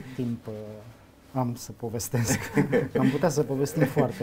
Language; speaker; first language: Romanian; native; Romanian